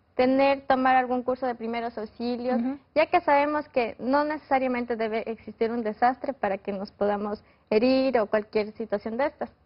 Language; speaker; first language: Spanish; native; Spanish